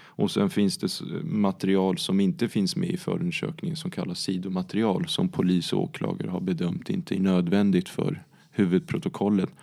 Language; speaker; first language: Swedish; early bilingual, other home language; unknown